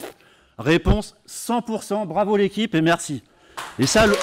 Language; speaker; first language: French; native; French